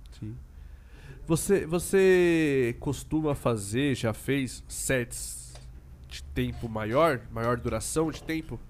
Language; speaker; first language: Portuguese; native; Portuguese